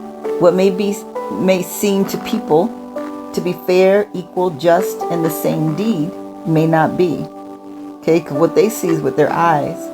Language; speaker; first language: English; native; English